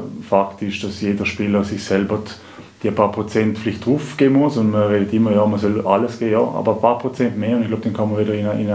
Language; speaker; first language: German; native; German